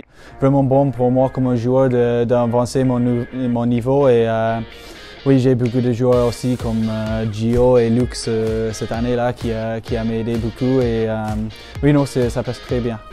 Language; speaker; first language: French; non-native, fluent; English